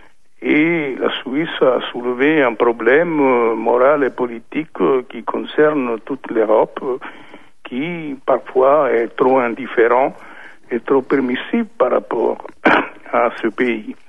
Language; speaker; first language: French; non-native, fluent; Italian